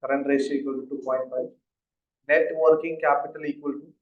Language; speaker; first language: English; non-native, local second language; Malayalam